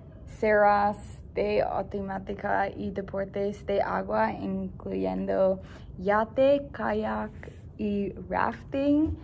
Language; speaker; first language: Spanish; non-native, learner; English